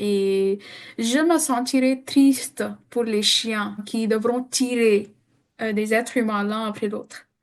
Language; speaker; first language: French; non-native, fluent; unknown